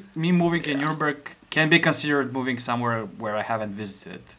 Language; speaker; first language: English; non-native, fluent; Bulgarian